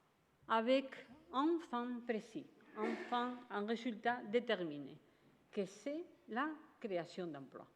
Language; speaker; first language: French; non-native, fluent; Spanish